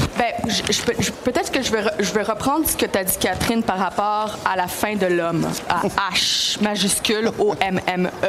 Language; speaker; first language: French; early bilingual, other home language; Greek